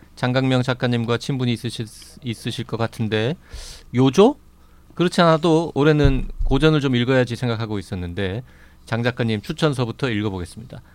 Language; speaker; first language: Korean; native; Korean